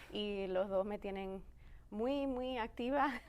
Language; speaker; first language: Spanish; early bilingual, other home language; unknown